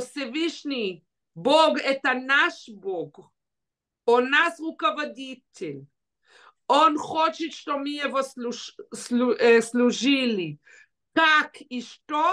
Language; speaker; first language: Russian; early bilingual, heritage; Russian